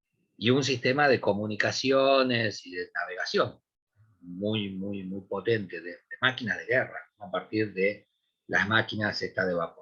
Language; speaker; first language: Spanish; native; Spanish